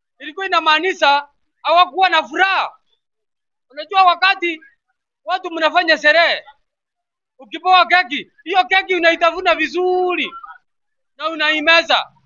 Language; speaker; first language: Swahili; non-native, local second language; Gusii